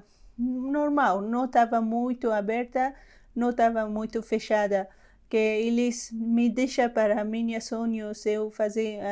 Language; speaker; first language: Portuguese; non-native, learner; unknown